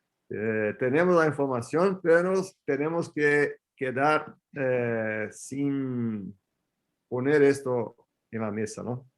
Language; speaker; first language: Spanish; non-native, fluent; Portuguese